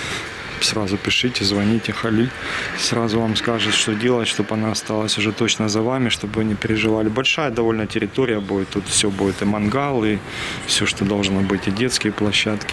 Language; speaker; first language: Russian; native; Russian